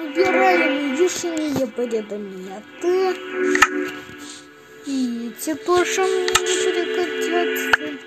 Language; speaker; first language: Russian; native; Russian